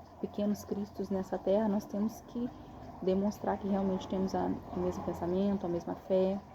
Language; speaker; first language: Portuguese; native; Portuguese